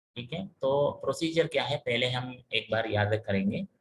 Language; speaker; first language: Hindi; non-native, local second language; Telugu